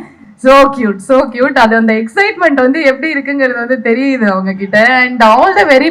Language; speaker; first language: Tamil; native; Tamil